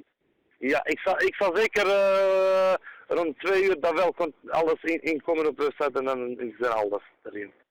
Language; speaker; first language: Dutch; non-native, learner; Turkish